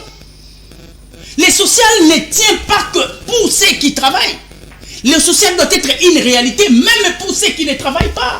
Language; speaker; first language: French; non-native, local second language; Lingala